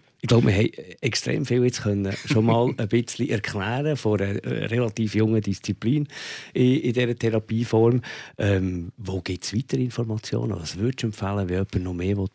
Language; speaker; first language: German; native; German